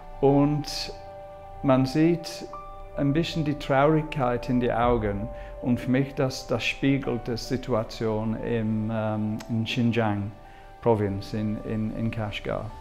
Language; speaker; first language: German; non-native, fluent; English